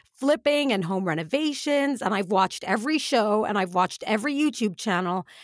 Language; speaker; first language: English; early bilingual, other home language; Arabic